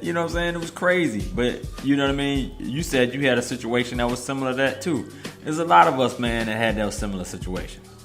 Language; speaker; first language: English; native; English